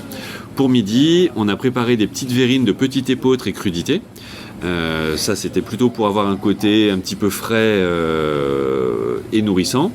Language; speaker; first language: French; native; French